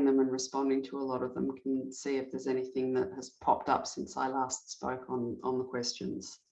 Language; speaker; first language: English; native; English